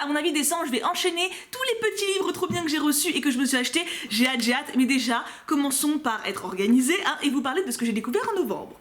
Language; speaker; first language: French; native; French